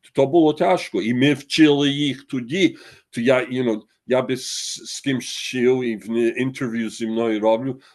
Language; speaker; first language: Ukrainian; early bilingual, heritage; Ukrainian